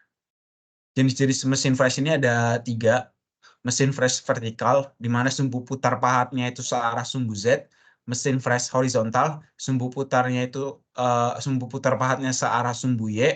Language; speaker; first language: Indonesian; native; Indonesian